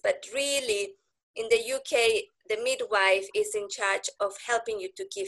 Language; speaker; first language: English; non-native, fluent; Spanish